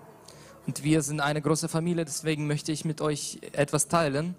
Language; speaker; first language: German; non-native, learner; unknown